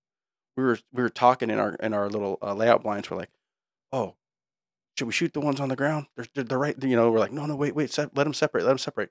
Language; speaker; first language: English; native; English